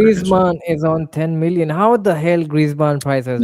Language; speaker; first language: English; non-native, fluent; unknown